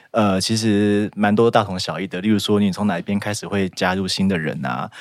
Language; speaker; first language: Chinese; native; Chinese